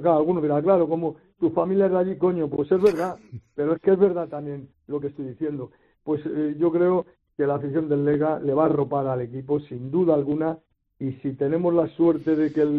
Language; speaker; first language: Spanish; native; Spanish